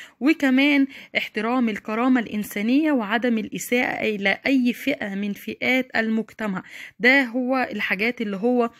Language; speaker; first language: Arabic; native; Arabic